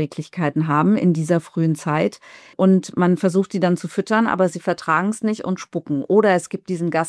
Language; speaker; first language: German; native; German